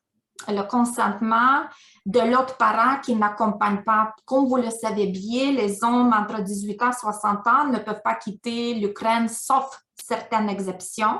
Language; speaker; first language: French; non-native, fluent; Ukrainian